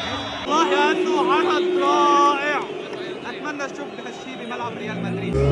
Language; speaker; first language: Arabic; native; Arabic